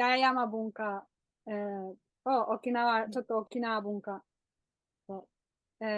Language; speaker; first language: Japanese; non-native, learner; Polish